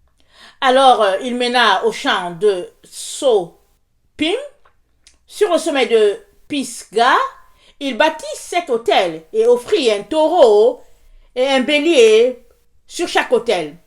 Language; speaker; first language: French; native; French